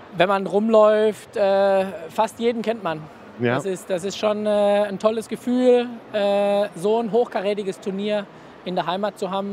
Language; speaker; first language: German; native; German